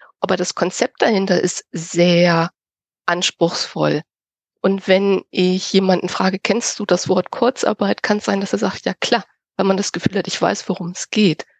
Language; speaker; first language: German; native; German